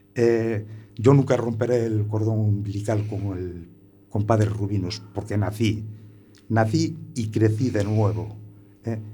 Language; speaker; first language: Spanish; native; Spanish